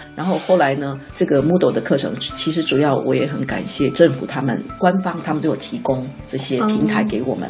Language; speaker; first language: Chinese; non-native, local second language; Min Nan Chinese